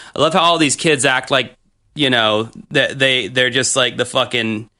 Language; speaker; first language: English; native; English